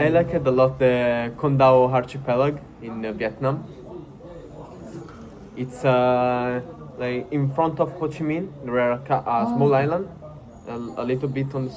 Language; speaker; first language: English; non-native, fluent; Italian